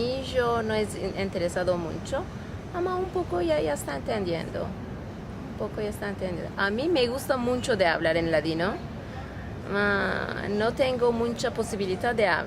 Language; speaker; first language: Spanish; early bilingual, heritage; Ladino